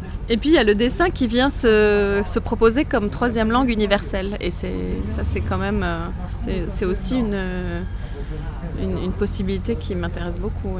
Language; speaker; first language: French; non-native, local second language; Arabic